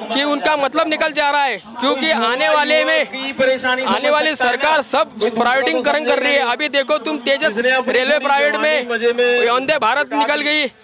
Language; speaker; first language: Hindi; non-native, local second language; Marathi